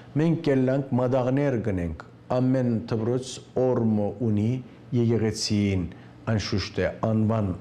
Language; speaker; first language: Armenian; native; Armenian